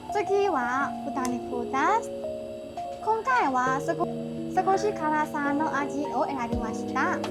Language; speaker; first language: Japanese; non-native, learner; Burmese